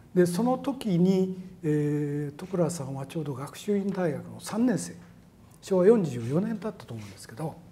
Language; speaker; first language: Japanese; native; Japanese